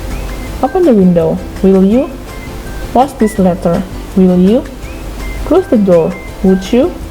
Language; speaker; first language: English; non-native, fluent; Indonesian